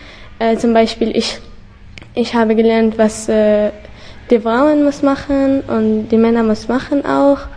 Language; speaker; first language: German; non-native, learner; Arabic